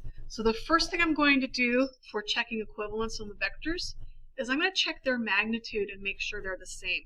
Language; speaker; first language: English; native; English